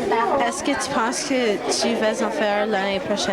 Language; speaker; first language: French; non-native, local second language; English